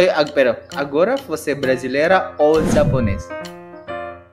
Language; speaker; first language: Portuguese; non-native, learner; Indonesian